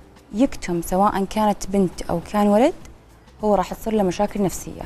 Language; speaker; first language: Arabic; native; Arabic